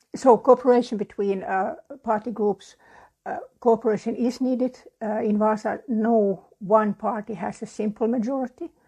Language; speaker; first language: English; non-native, fluent; Finnish